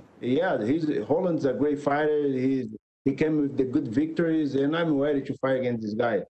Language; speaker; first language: English; non-native, learner; Portuguese